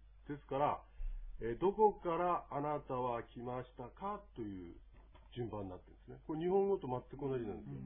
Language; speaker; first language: Japanese; native; Japanese